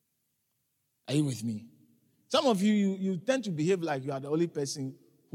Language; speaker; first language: English; non-native, local second language; Akan